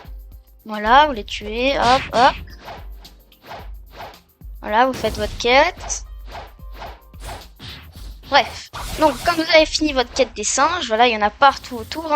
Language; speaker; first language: French; native; French